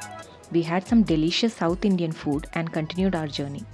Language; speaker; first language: English; non-native, local second language; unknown